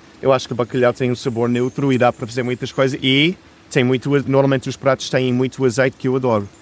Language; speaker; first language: Portuguese; non-native, fluent; English